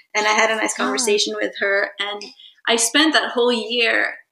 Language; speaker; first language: English; early bilingual, other home language; Italian